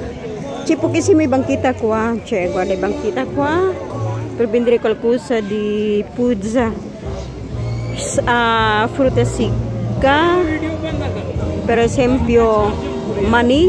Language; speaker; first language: Italian; non-native, learner; Filipino